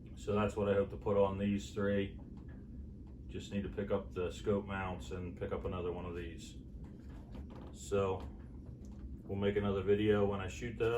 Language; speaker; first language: English; native; English